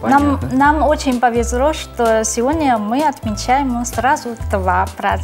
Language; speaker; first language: Russian; non-native, fluent; Chinese